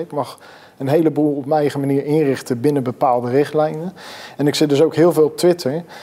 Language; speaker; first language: Dutch; native; Dutch